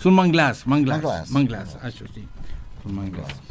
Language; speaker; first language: Catalan; non-native, learner; French